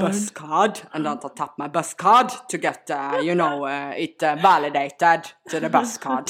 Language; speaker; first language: English; non-native, learner; Norwegian